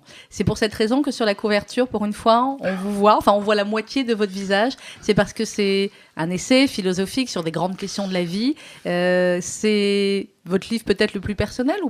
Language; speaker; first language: French; native; French